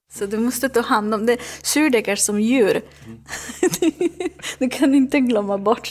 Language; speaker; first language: Swedish; non-native, learner; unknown